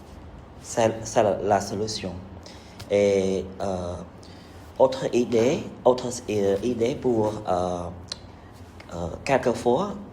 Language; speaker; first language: French; non-native, learner; Khmer